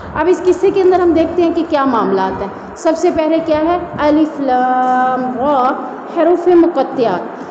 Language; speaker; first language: Urdu; non-native, local second language; Saraiki